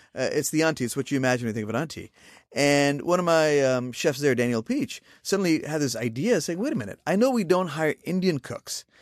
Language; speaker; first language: English; non-native, local second language; Hindi